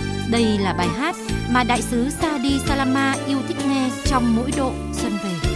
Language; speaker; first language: Vietnamese; native; Vietnamese